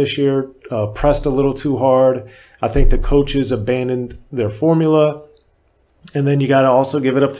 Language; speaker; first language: English; native; English